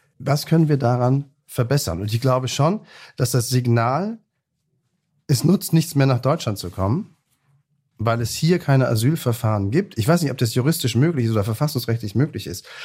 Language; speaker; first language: German; native; German